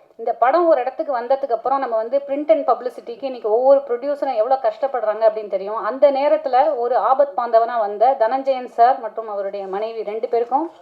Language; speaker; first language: Tamil; native; Tamil